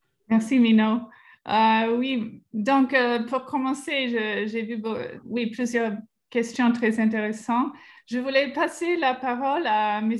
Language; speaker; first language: French; non-native, fluent; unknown